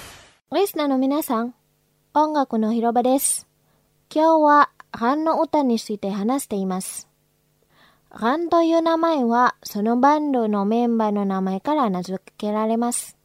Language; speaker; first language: Japanese; non-native, fluent; Indonesian